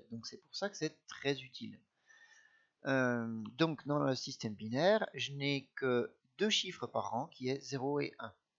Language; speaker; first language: French; native; French